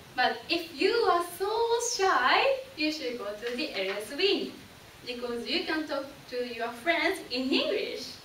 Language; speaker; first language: English; non-native, learner; Japanese